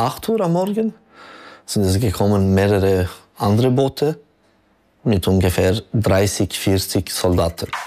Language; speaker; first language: German; non-native, learner; French